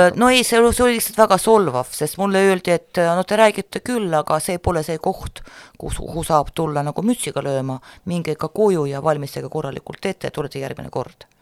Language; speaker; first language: Estonian; non-native, local second language; Russian